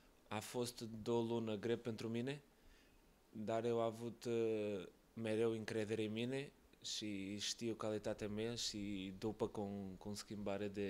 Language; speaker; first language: Romanian; non-native, learner; Portuguese